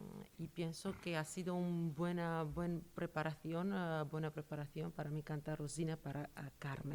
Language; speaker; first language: Spanish; non-native, fluent; Georgian